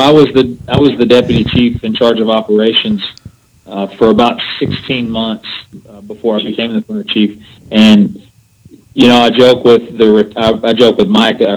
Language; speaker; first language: English; native; English